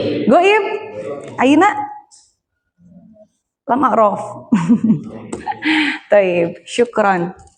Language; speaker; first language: Arabic; non-native, fluent; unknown